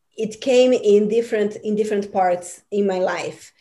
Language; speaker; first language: English; non-native, fluent; Portuguese